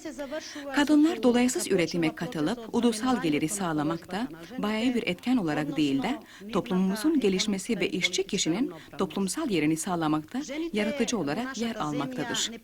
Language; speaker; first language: Turkish; native; Turkish